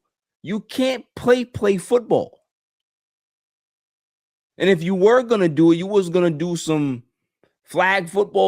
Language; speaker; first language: English; native; English